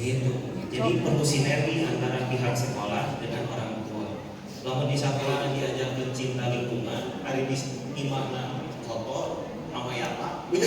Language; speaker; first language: Indonesian; non-native, local second language; Sundanese